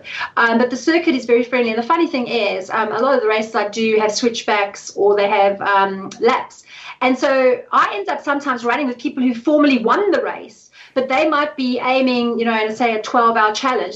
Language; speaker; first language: English; native; English